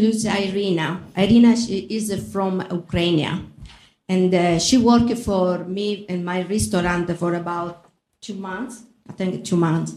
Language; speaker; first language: English; non-native, learner; Italian